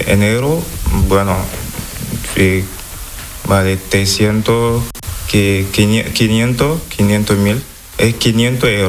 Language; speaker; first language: Spanish; non-native, learner; Wolof